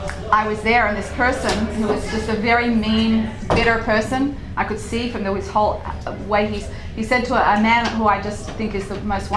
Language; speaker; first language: English; native; English